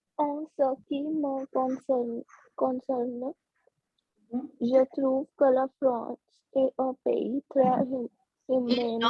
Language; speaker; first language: French; non-native, learner; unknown